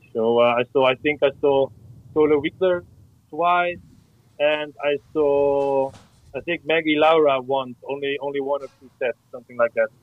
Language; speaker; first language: English; non-native, fluent; Dutch